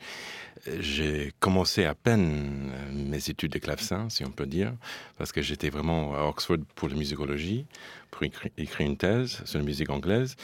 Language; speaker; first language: French; non-native, fluent; English